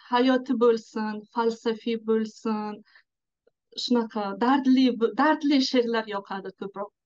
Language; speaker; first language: Uzbek; non-native, local second language; Tajik